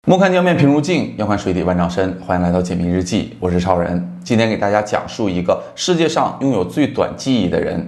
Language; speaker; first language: Chinese; native; Chinese